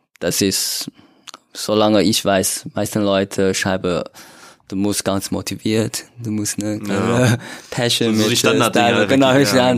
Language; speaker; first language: German; non-native, learner; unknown